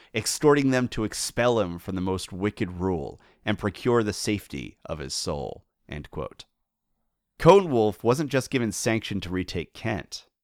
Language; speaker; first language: English; native; English